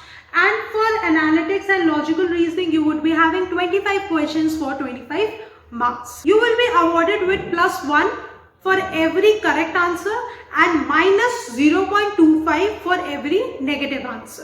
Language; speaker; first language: English; non-native, local second language; Hindi